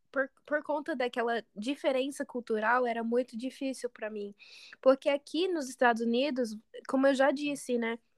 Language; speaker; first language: Portuguese; non-native, fluent; English